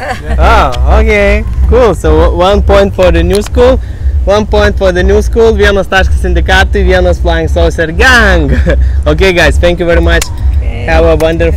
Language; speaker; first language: English; non-native, learner; Lithuanian